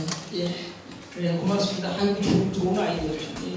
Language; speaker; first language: Korean; native; Korean